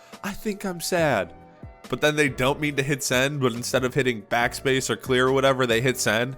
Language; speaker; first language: English; native; English